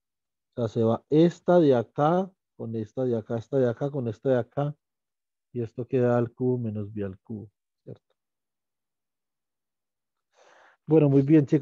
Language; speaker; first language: Spanish; native; Spanish